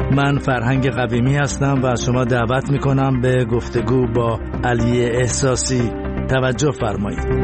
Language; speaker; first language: Persian; native; Persian